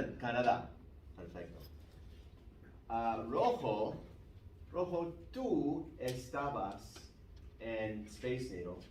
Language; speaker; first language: Spanish; non-native, fluent; English